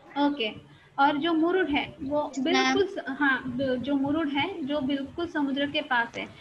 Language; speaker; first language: Hindi; non-native, local second language; Marathi